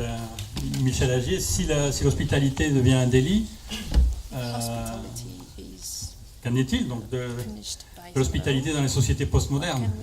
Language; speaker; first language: French; native; French